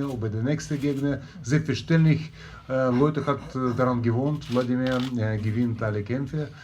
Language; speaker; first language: German; non-native, learner; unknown